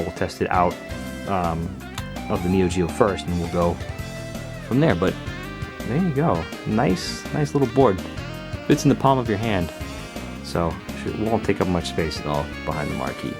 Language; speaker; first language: English; native; English